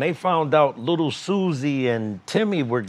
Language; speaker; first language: English; native; English